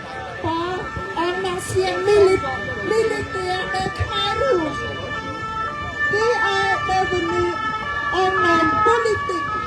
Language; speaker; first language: French; non-native, fluent; Khmer